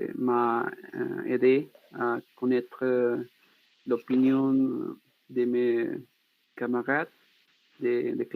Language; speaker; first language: French; non-native, learner; Spanish